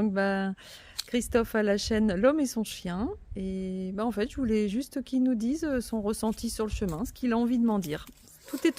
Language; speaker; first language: French; native; French